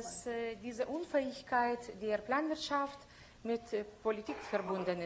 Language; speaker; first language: German; non-native, fluent; Lithuanian